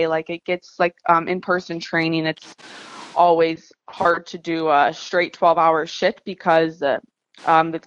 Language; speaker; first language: English; native; English